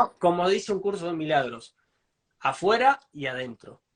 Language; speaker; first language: Spanish; native; Spanish